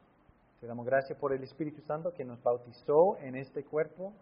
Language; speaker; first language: Spanish; non-native, fluent; English